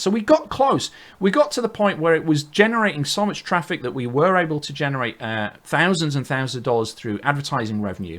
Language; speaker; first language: English; native; English